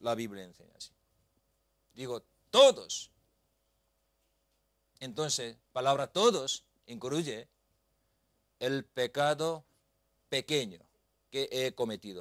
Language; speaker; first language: Spanish; non-native, learner; Korean